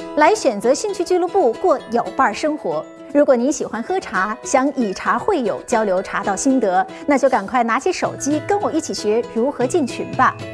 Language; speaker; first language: Chinese; native; Chinese